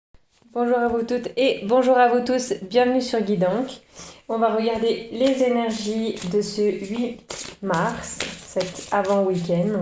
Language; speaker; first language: French; native; French